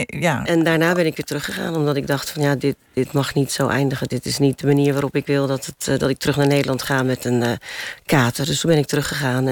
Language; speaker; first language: Dutch; native; Dutch